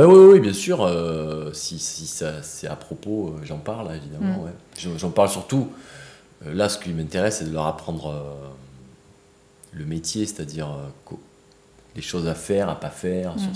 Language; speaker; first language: French; native; French